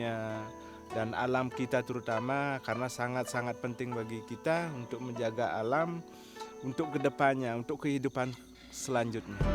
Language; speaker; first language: Indonesian; non-native, local second language; Balinese